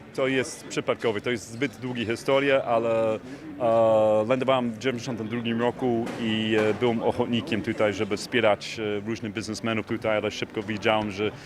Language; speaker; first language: Polish; non-native, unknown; English